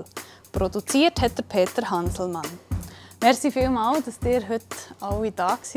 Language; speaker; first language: German; native; German